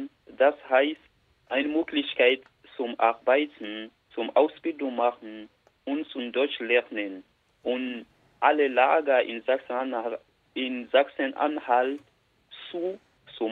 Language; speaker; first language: German; non-native, learner; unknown